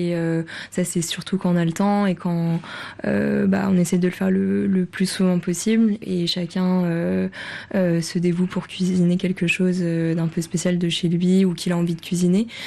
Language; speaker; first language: French; native; French